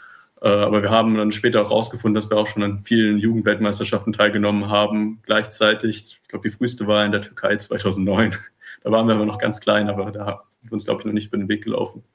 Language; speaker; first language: German; native; German